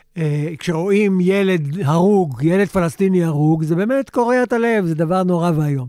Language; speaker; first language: Hebrew; native; Hebrew